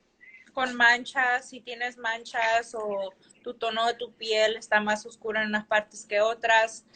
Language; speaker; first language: Spanish; early bilingual, heritage; Spanish